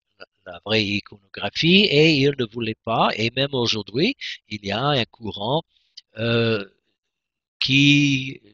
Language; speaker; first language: French; non-native, fluent; English